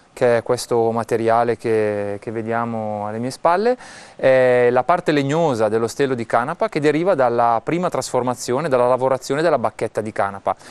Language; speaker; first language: Italian; native; Italian